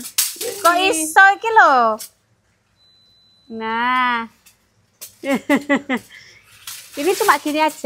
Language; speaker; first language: Indonesian; non-native, local second language; Javanese